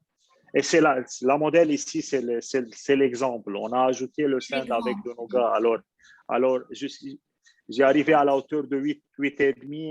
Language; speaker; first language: French; non-native, fluent; Arabic